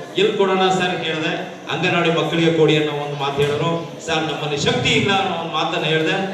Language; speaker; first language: Kannada; native; Kannada